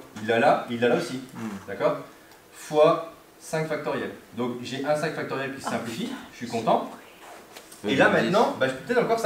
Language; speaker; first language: French; native; French